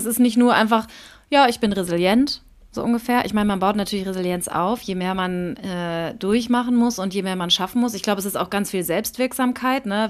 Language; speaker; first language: German; native; German